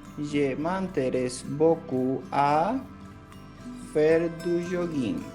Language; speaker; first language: French; non-native, fluent; Spanish